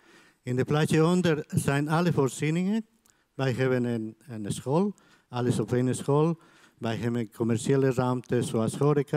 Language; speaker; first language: Dutch; non-native, fluent; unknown